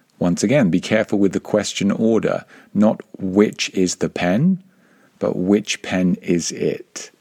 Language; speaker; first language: English; native; English